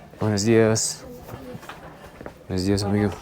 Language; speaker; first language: Spanish; non-native, learner; Turkish